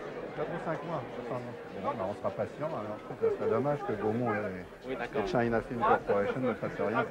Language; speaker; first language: French; native; French